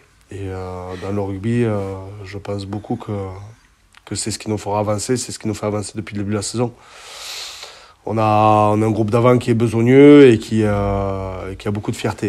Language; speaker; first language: French; native; French